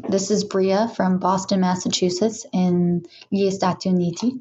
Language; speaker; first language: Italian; non-native, learner; English